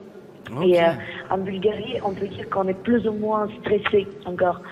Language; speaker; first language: French; non-native, fluent; Greek